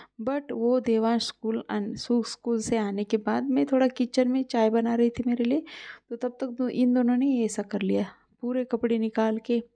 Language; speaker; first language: Hindi; non-native, local second language; Marathi